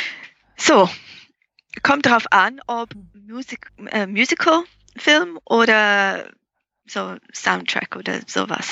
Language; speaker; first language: German; non-native, fluent; English